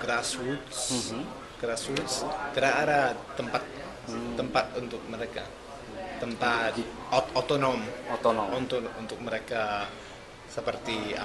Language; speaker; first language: Indonesian; non-native, learner; English